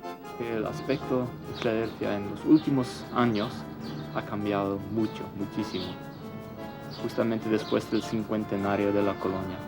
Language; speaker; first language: Spanish; early bilingual, heritage; Plautdietsch